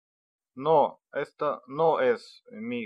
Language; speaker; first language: Spanish; non-native, learner; Russian